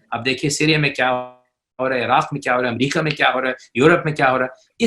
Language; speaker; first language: Urdu; early bilingual, heritage; Urdu